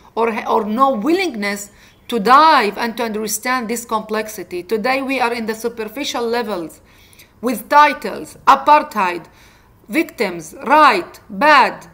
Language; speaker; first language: English; non-native, fluent; Arabic